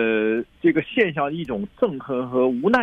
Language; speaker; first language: Chinese; native; Chinese